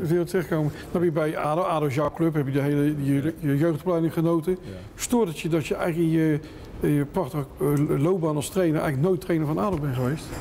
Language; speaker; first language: Dutch; native; Dutch